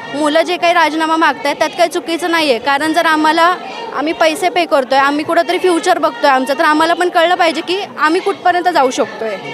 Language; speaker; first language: Marathi; native; Marathi